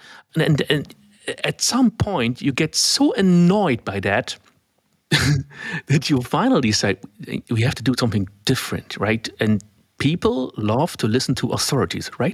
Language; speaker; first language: English; non-native, fluent; German